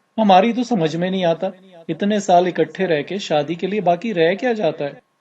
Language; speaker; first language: Hindi; native; Hindi